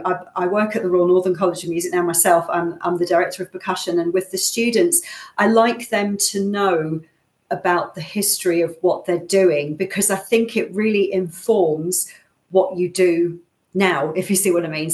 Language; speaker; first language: English; native; English